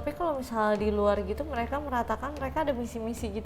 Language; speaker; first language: Indonesian; native; Indonesian